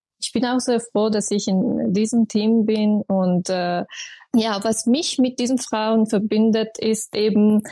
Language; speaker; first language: German; non-native, fluent; Persian